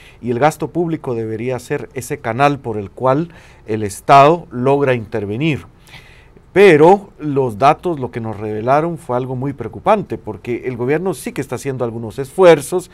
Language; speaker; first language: Spanish; native; Spanish